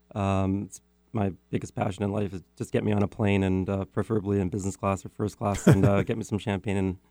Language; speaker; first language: English; native; English